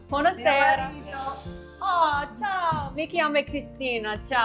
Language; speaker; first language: Italian; non-native, learner; English